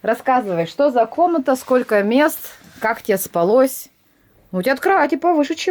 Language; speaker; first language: Russian; native; Russian